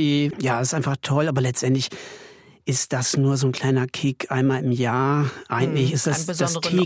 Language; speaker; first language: German; native; German